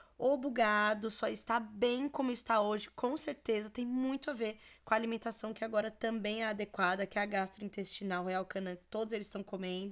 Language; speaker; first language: Portuguese; native; Portuguese